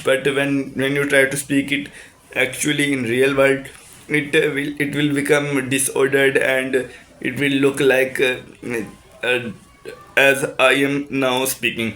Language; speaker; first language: English; non-native, learner; Urdu